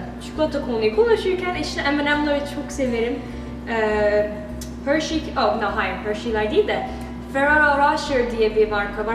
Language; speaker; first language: Turkish; early bilingual, heritage; Turkish